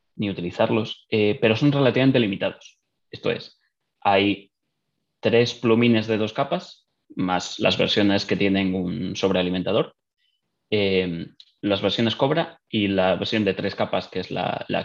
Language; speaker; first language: Spanish; native; Spanish